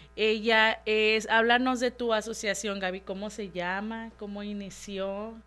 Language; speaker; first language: Spanish; native; Spanish